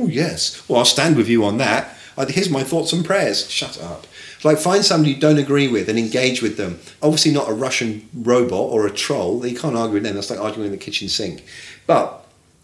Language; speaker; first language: English; native; English